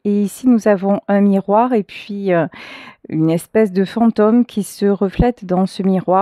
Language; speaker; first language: French; native; French